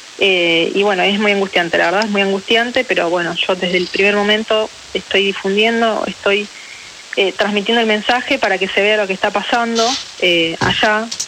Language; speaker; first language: Spanish; early bilingual, other home language; Ukrainian